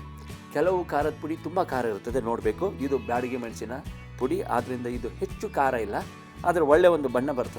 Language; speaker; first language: Kannada; native; Kannada